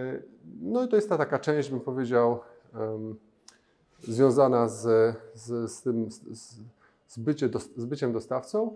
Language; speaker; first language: Polish; native; Polish